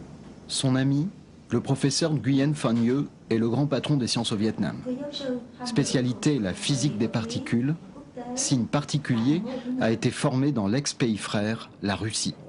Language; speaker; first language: French; native; French